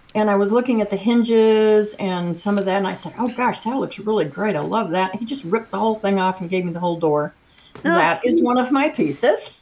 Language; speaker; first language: English; native; English